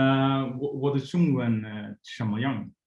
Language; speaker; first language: Chinese; non-native, learner; Swedish